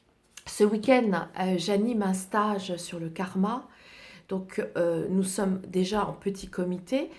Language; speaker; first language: French; native; French